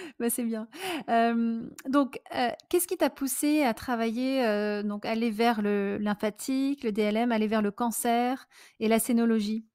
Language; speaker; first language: French; native; French